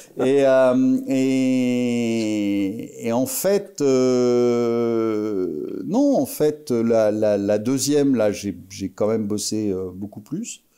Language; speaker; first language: French; native; French